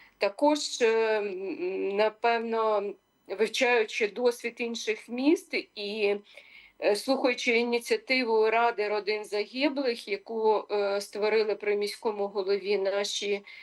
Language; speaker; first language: Ukrainian; native; Ukrainian